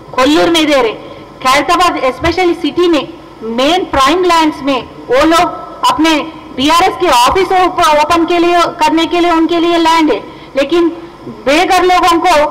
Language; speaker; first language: Hindi; non-native, local second language; Telugu